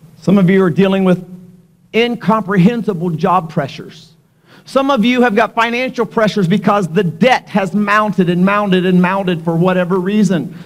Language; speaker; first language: English; native; English